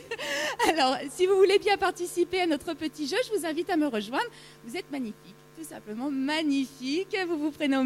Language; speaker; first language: French; native; French